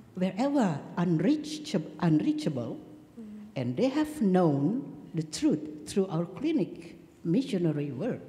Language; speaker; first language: English; non-native, fluent; Indonesian